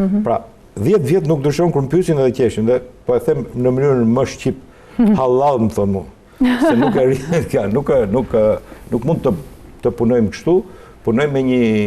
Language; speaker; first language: Albanian; native; Albanian